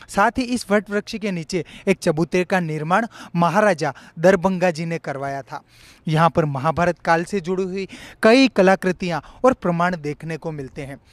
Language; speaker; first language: Hindi; native; Hindi